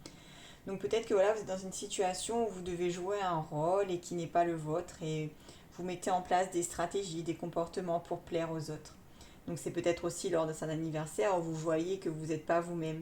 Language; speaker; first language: French; native; French